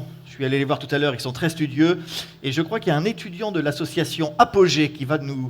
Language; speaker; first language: French; native; French